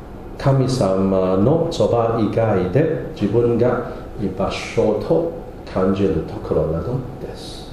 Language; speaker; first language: Japanese; non-native, fluent; English